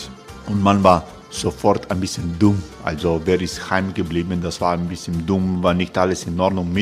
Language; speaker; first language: German; non-native, fluent; Croatian